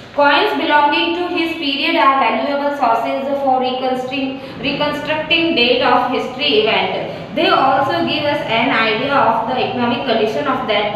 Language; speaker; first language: English; non-native, local second language; Hindi